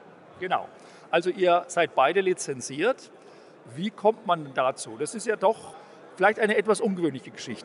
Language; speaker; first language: German; native; German